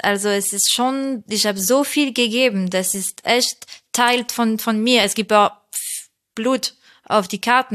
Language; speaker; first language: German; non-native, fluent; French